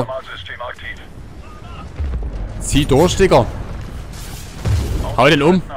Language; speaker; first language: German; native; German